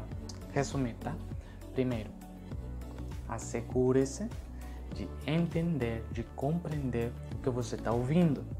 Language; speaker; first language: Portuguese; non-native, fluent; Spanish